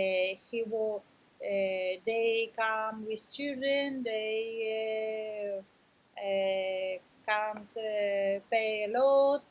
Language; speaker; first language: English; non-native, learner; Spanish